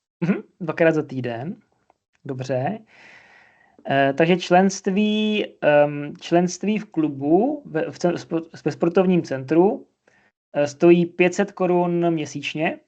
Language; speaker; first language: Czech; non-native, fluent; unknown